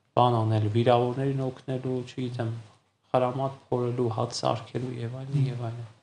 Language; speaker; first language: Armenian; native; Armenian